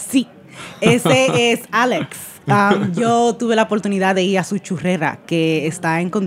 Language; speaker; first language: Spanish; early bilingual, heritage; Spanish